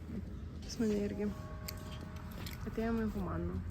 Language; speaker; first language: Lithuanian; non-native, local second language; Russian